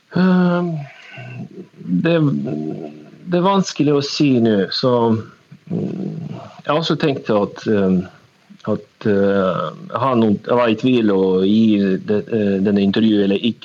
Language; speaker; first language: Norwegian; non-native, learner; Russian